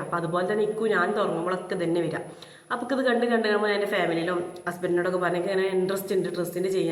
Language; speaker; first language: Malayalam; native; Malayalam